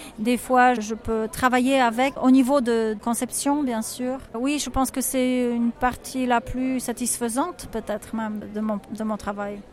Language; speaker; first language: French; non-native, fluent; Polish